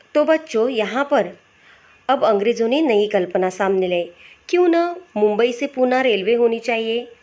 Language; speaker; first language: Hindi; non-native, local second language; Marathi